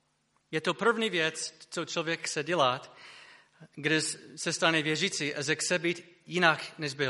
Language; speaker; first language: Czech; non-native, fluent; English